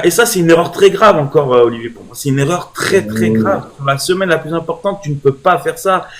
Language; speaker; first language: French; native; French